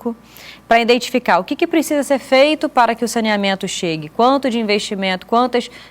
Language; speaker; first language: Portuguese; native; Portuguese